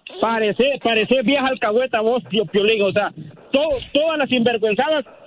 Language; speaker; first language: Spanish; native; Spanish